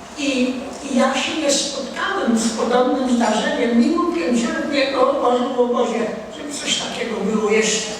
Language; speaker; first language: Polish; native; Polish